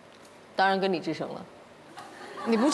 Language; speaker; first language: Chinese; native; Chinese